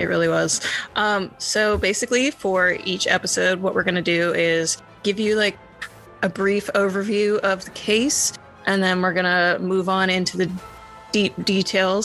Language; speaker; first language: English; native; English